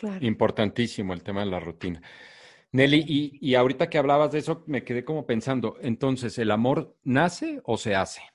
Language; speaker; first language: Spanish; native; Spanish